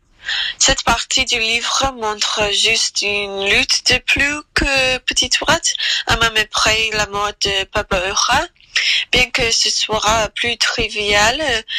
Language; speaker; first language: French; non-native, learner; English